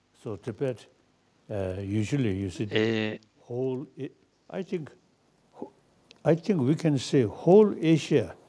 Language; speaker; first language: English; non-native, learner; Tibetan